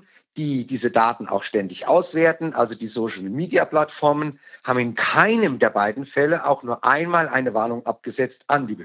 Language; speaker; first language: German; native; German